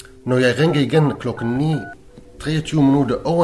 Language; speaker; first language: Danish; non-native, learner; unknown